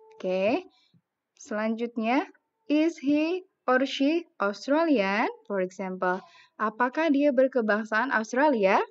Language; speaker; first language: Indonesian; native; Indonesian